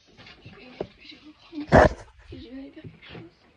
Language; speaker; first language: French; native; French